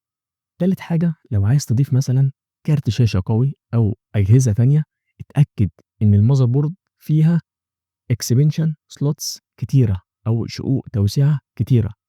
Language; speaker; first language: Arabic; native; Arabic